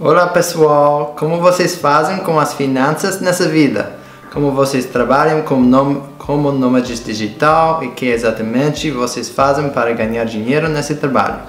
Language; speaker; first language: Portuguese; non-native, fluent; English